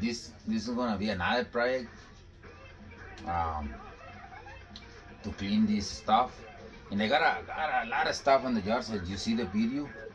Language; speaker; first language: English; non-native, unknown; Spanish